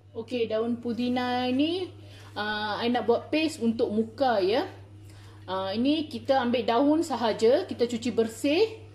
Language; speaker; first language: Malay; non-native, local second language; Tamil